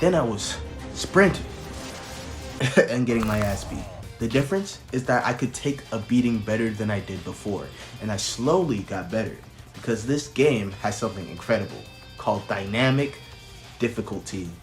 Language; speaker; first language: English; native; English